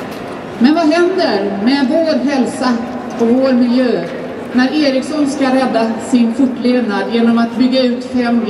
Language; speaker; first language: Swedish; native; Swedish